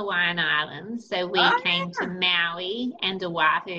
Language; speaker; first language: English; native; English